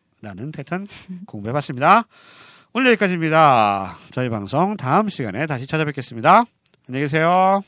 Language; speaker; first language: Korean; native; Korean